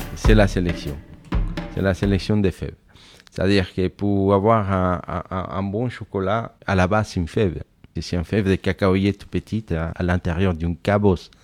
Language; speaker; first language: French; non-native, fluent; Spanish